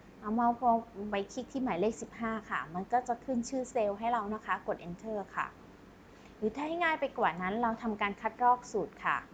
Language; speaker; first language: Thai; native; Thai